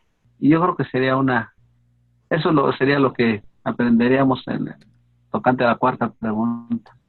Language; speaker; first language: Spanish; native; Spanish